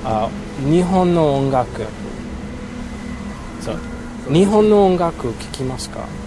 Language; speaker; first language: Japanese; non-native, learner; English